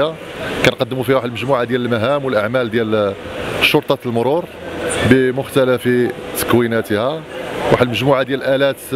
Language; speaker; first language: Arabic; native; Arabic